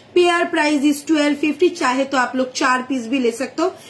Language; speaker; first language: Hindi; non-native, local second language; Bangla